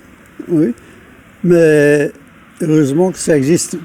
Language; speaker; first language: French; non-native, local second language; Dutch